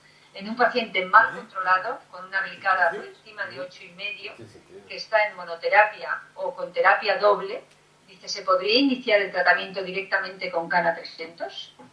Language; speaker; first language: Spanish; native; Spanish